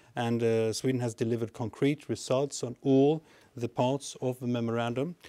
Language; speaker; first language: English; non-native, fluent; Swedish